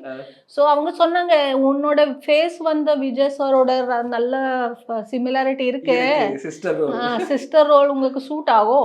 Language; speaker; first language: Tamil; non-native, learner; Malayalam